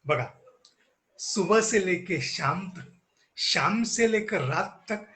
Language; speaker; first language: Hindi; non-native, local second language; Marathi